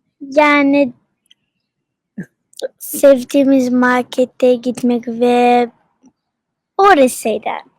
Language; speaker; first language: Turkish; early bilingual, heritage; Turkish